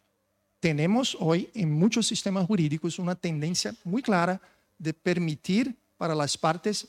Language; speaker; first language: Spanish; non-native, fluent; Portuguese